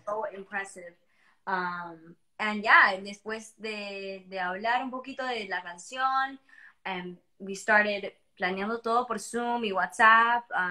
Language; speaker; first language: Spanish; early bilingual, heritage; Spanish